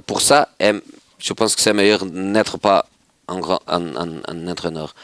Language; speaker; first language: French; non-native, fluent; Portuguese